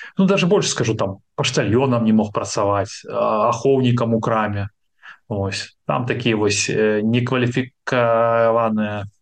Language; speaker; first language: Belarusian; non-native, local second language; Russian